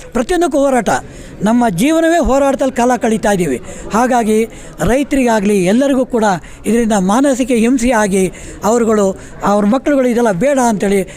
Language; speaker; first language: Kannada; native; Kannada